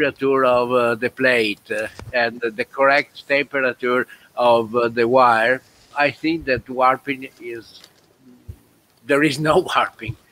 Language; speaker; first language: English; non-native, learner; Italian